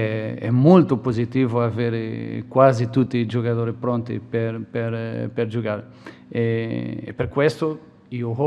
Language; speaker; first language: Italian; non-native, fluent; Portuguese